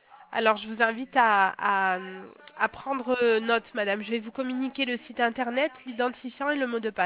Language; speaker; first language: French; native; French